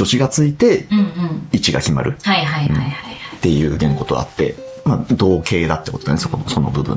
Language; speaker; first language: Japanese; native; Japanese